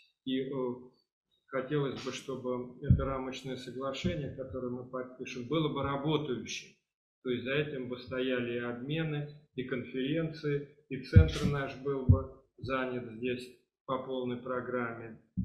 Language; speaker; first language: Russian; native; Russian